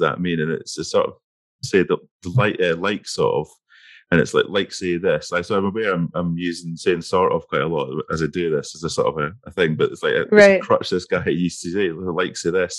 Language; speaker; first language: English; native; English